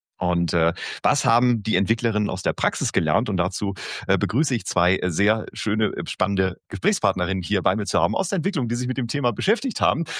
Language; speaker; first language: German; native; German